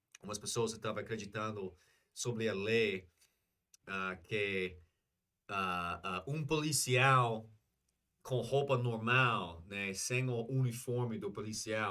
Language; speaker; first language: Portuguese; non-native, fluent; English